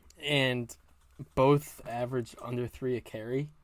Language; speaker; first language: English; native; English